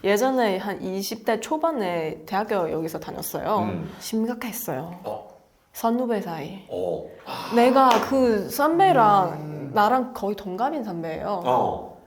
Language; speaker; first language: Korean; non-native, fluent; Chinese